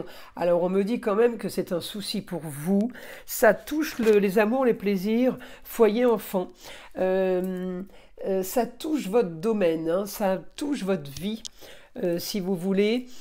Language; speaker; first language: French; native; French